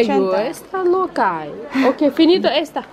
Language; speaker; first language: Spanish; non-native, learner; Chinese